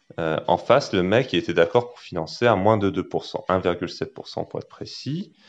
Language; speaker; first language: French; native; French